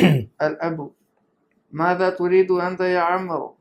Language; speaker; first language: Arabic; non-native, learner; Urdu